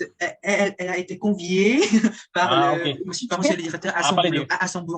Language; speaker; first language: French; non-native, fluent; Vietnamese